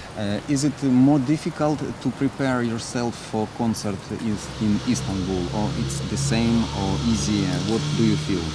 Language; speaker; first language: English; non-native, learner; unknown